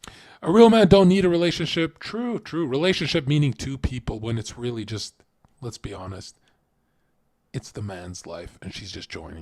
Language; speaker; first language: English; native; English